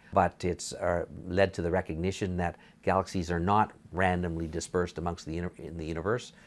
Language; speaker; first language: English; native; English